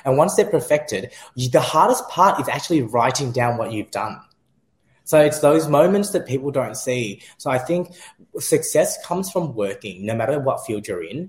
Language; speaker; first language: English; early bilingual, other home language; Vietnamese